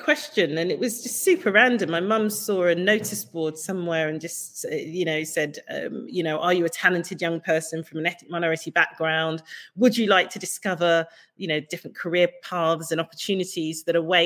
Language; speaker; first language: English; native; English